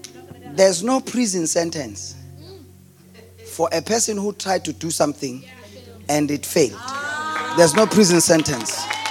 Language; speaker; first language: English; non-native, local second language; Zulu